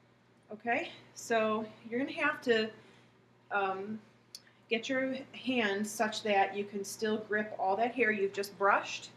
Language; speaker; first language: English; native; English